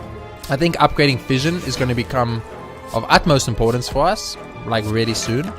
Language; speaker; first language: English; native; English